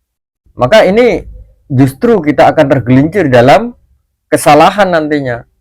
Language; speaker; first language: Indonesian; native; Indonesian